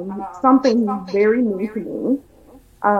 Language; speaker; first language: English; native; English